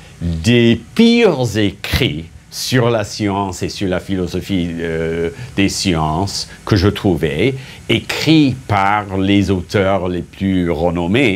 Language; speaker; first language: French; non-native, fluent; English